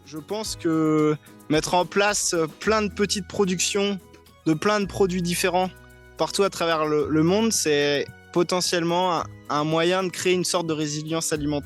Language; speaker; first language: French; native; French